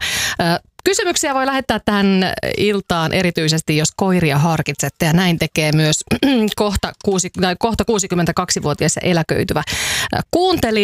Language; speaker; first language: Finnish; native; Finnish